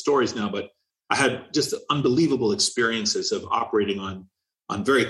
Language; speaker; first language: English; native; English